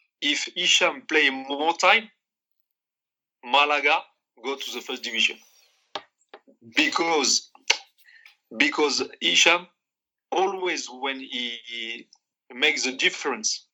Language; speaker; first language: English; non-native, learner; Arabic